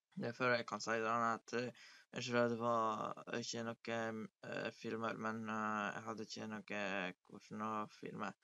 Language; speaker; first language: Norwegian; early bilingual, other home language; Polish